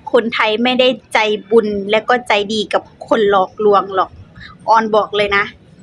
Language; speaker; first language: Thai; native; Thai